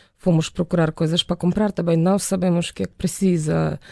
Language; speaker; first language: Portuguese; non-native, fluent; Ukrainian